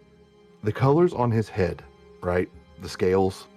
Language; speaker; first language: English; native; English